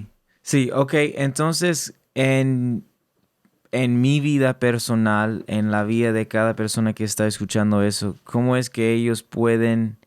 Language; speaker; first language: Spanish; early bilingual, heritage; English